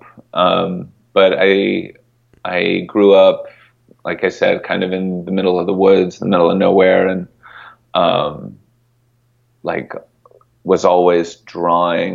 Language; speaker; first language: English; native; English